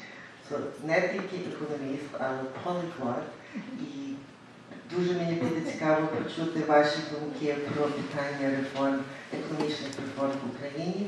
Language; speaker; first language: Ukrainian; early bilingual, heritage; Ukrainian